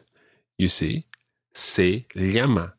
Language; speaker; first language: Spanish; non-native, fluent; English